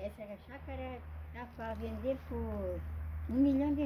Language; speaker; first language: Portuguese; native; Portuguese